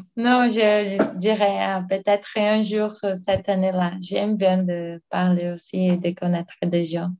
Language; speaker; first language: French; non-native, learner; Portuguese